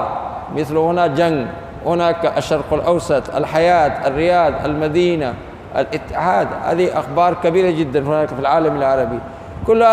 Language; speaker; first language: Arabic; non-native, fluent; Urdu